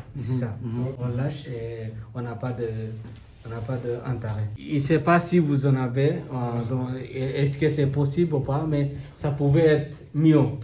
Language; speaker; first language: French; non-native, learner; Bangla